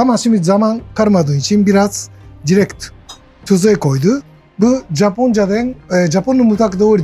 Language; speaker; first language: Turkish; non-native, learner; Japanese